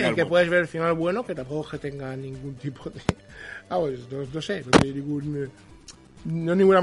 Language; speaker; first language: Spanish; native; Spanish